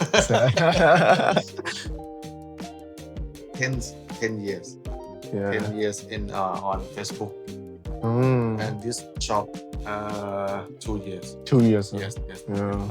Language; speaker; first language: English; non-native, learner; Thai